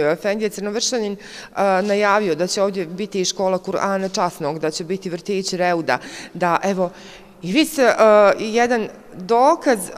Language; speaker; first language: Croatian; native; Croatian